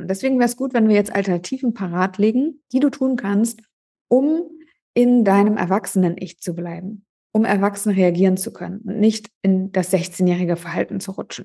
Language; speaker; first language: German; native; German